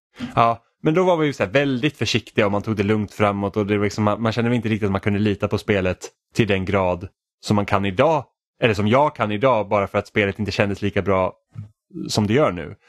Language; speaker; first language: Swedish; native; Swedish